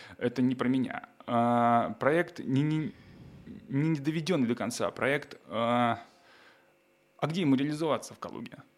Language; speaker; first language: Russian; native; Russian